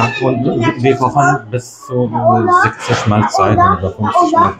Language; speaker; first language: German; non-native, fluent; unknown